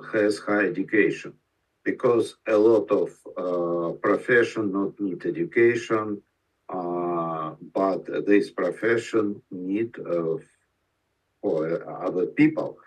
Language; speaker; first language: English; non-native, learner; Russian